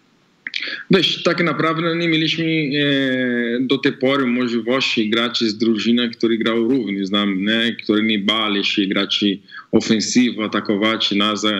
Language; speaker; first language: Polish; non-native, fluent; Portuguese